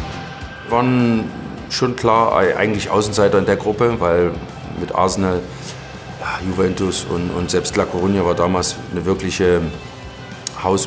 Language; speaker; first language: German; native; German